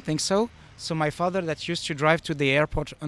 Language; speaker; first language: English; non-native, fluent; French